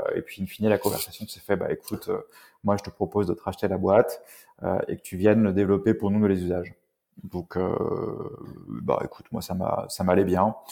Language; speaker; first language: French; native; French